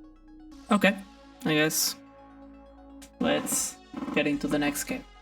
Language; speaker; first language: English; non-native, fluent; Portuguese